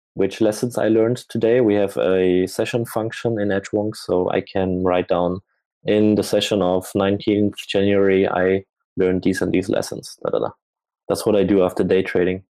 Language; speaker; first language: English; non-native, fluent; German